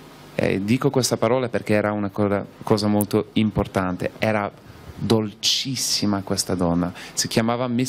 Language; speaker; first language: Italian; non-native, fluent; English